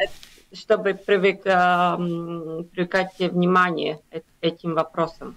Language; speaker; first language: Russian; non-native, local second language; Latvian